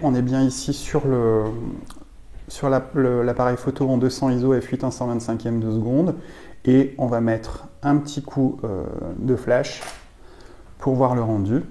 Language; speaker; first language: French; native; French